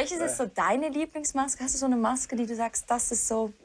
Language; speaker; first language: German; native; German